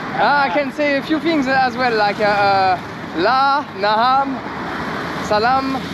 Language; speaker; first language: English; non-native, learner; French